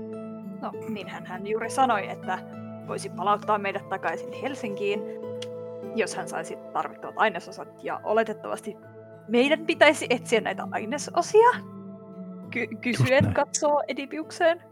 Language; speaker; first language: Finnish; native; Finnish